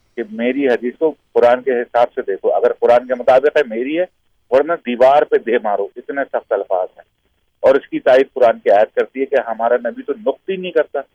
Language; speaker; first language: Urdu; native; Urdu